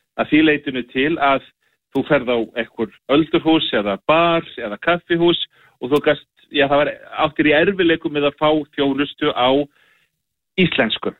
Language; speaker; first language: Icelandic; native; Icelandic